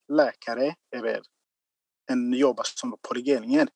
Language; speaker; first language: Swedish; non-native, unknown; Kinyarwanda